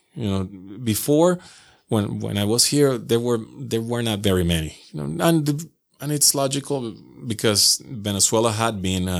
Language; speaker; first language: English; non-native, fluent; Spanish